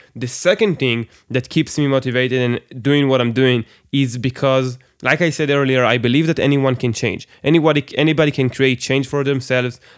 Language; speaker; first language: English; non-native, fluent; Hebrew